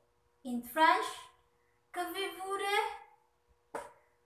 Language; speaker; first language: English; non-native, local second language; Cebuano